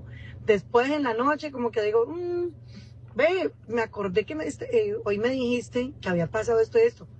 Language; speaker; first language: Spanish; native; Spanish